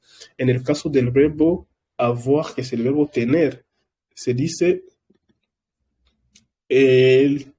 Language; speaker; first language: Spanish; non-native, fluent; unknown